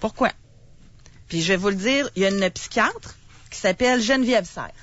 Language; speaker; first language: French; native; French